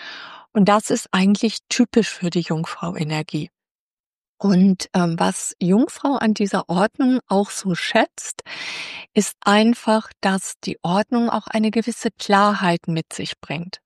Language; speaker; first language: German; native; German